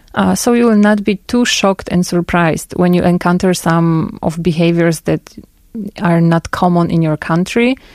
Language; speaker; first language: English; non-native, fluent; Polish